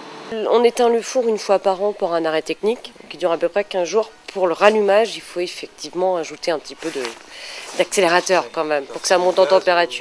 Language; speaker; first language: French; native; French